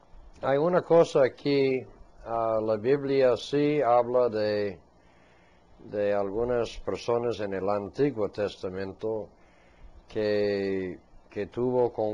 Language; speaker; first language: Spanish; non-native, fluent; English